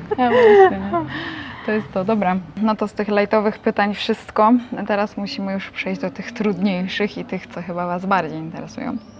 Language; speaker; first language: Polish; native; Polish